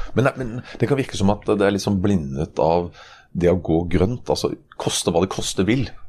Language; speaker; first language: Norwegian; native; Norwegian